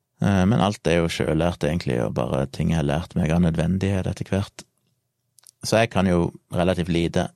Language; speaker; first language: Norwegian; native; Norwegian